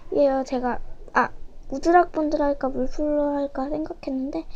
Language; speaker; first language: Korean; native; Korean